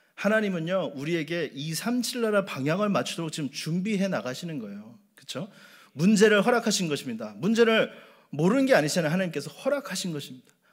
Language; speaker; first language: Korean; native; Korean